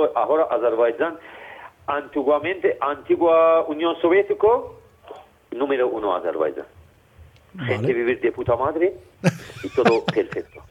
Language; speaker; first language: Spanish; non-native, learner; Azerbaijani